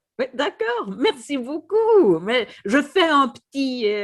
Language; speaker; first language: French; non-native, fluent; Swedish